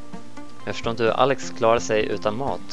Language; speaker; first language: Swedish; native; Swedish